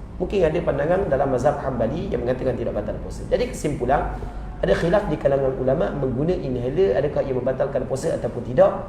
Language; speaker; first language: Malay; native; Malay